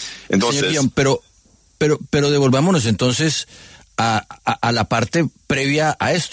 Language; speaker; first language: Spanish; native; Spanish